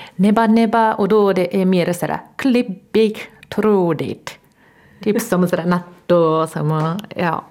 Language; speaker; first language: Swedish; non-native, fluent; Japanese